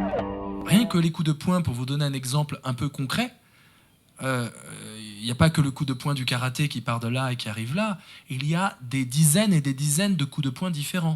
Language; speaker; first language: French; native; French